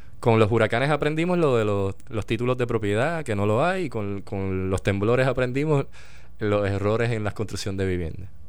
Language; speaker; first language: Spanish; native; Spanish